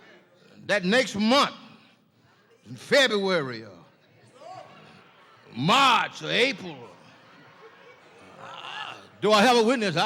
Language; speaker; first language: English; native; English